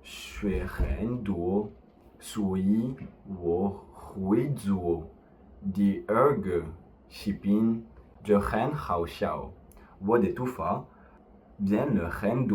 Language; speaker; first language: Chinese; non-native, learner; French